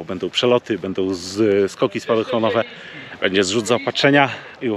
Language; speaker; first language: Polish; native; Polish